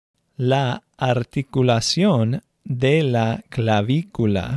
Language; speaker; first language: Spanish; non-native, learner; English